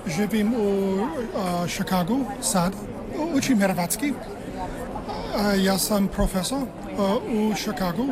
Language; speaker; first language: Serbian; non-native, learner; English